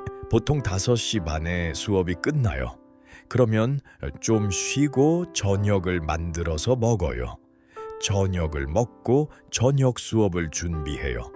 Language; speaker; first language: Korean; non-native, fluent; Uzbek